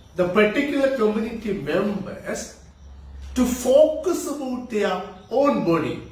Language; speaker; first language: English; non-native, local second language; Tamil